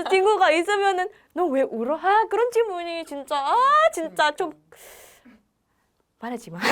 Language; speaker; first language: Korean; non-native, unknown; Indonesian